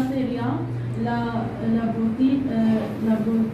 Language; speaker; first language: Spanish; non-native, learner; Arabic